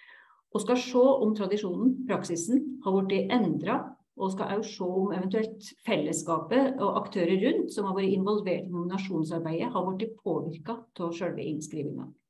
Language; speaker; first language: Norwegian; native; Norwegian